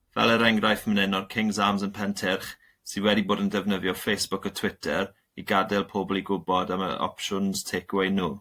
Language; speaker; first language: Welsh; non-native, local second language; English